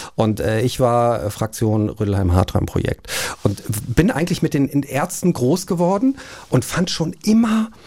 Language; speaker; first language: German; native; German